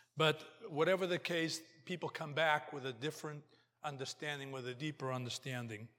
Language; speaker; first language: English; early bilingual, other home language; Portuguese